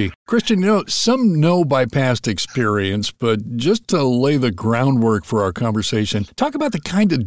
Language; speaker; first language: English; native; English